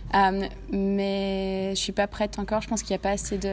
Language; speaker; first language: French; non-native, fluent; English